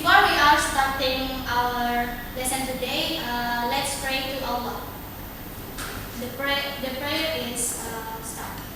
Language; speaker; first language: English; non-native, learner; Indonesian